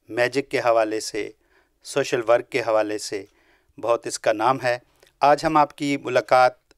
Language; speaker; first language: Urdu; non-native, local second language; Punjabi